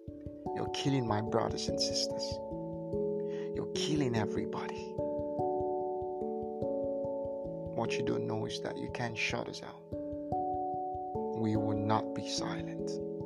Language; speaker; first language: English; non-native, local second language; Yoruba